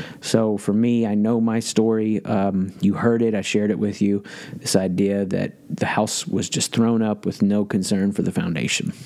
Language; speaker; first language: English; native; English